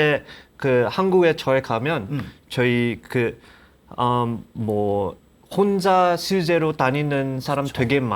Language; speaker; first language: Korean; non-native, learner; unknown